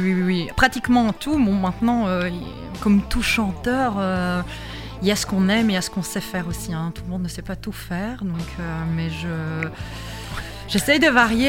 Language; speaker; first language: French; native; French